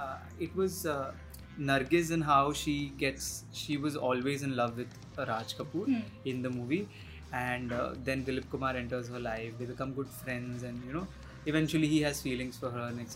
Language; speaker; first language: English; non-native, local second language; Hindi